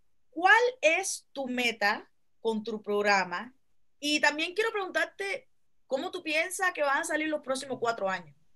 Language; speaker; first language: Spanish; early bilingual, heritage; Spanish